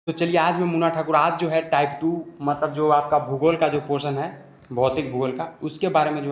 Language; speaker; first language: Hindi; native; Hindi